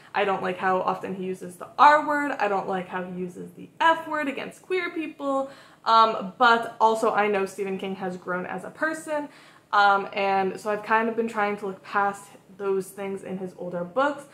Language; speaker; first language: English; native; English